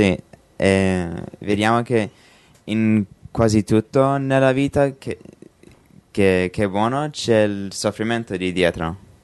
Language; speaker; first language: Italian; early bilingual, heritage; English